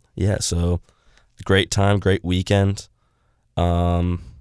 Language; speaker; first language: English; native; English